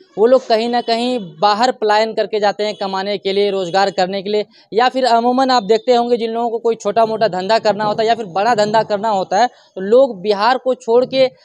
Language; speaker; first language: Hindi; native; Hindi